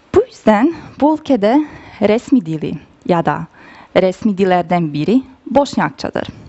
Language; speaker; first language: Turkish; non-native, fluent; Bosnian